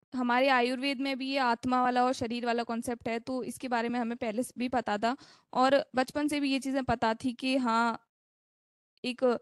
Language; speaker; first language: Hindi; native; Hindi